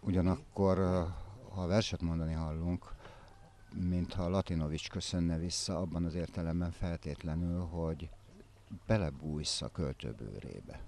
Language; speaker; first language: Hungarian; native; Hungarian